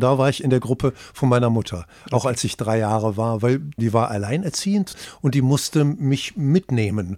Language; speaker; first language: German; native; German